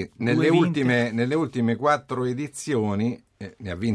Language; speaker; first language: Italian; native; Italian